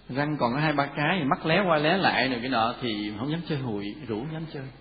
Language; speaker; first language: Vietnamese; native; Vietnamese